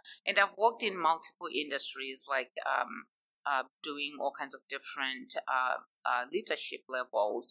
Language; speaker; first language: English; non-native, local second language; Shona